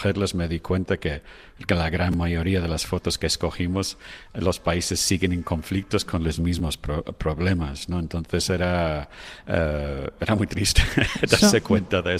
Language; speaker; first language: Spanish; non-native, fluent; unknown